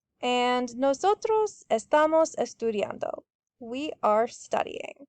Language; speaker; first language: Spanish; non-native, fluent; English